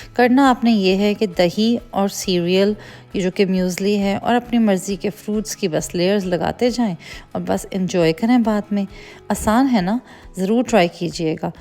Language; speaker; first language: Urdu; native; Urdu